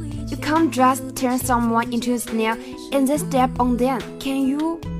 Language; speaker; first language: English; non-native, fluent; Chinese